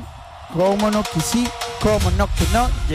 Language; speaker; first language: Spanish; native; Spanish